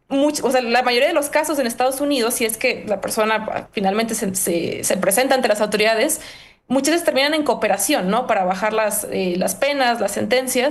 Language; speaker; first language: Spanish; native; Spanish